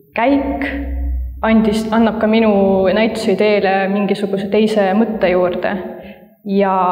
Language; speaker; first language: Estonian; native; Estonian